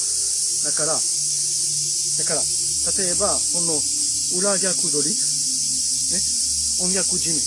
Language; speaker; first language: Japanese; non-native, fluent; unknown